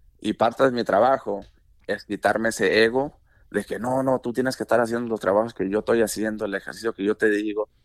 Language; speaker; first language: Spanish; early bilingual, heritage; Spanish